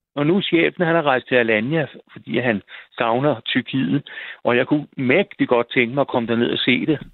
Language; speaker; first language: Danish; native; Danish